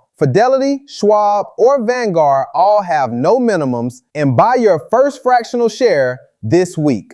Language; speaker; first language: English; native; English